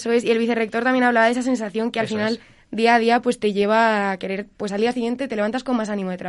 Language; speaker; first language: Spanish; native; Spanish